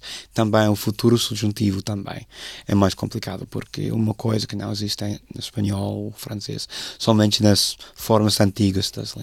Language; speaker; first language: Portuguese; non-native, fluent; English